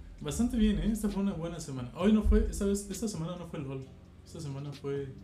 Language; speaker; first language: Spanish; native; Spanish